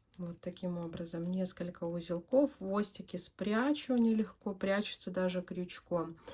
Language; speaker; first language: Russian; native; Russian